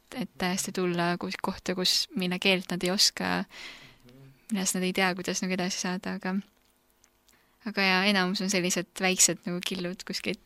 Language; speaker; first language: Estonian; early bilingual, other home language; Korean